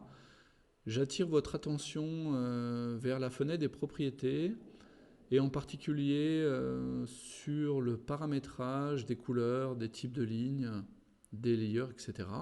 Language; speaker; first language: French; native; French